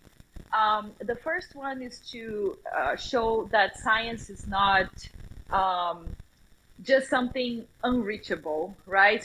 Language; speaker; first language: English; non-native, fluent; Portuguese